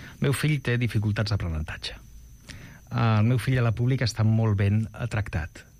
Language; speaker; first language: Catalan; non-native, local second language; Spanish